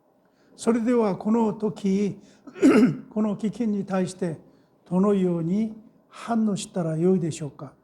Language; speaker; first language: Japanese; non-native, fluent; Korean